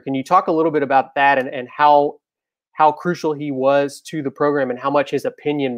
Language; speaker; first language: English; native; English